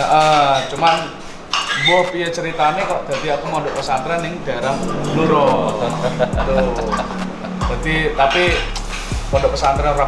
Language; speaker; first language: Indonesian; non-native, local second language; Javanese